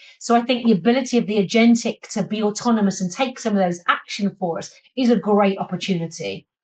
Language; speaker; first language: English; native; English